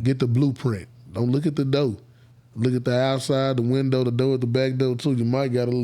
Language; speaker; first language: English; native; English